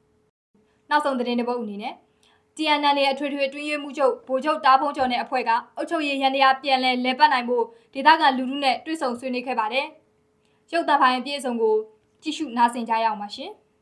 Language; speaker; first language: Burmese; native; Burmese